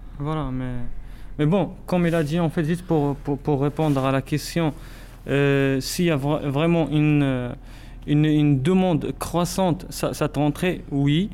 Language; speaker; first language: French; non-native, local second language; Arabic